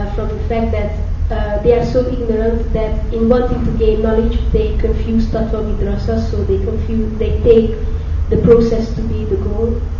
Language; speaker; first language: English; non-native, fluent; Hungarian